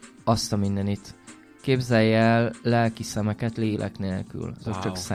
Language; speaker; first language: Hungarian; native; Hungarian